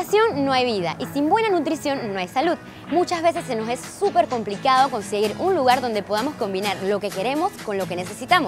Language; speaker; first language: Spanish; native; Spanish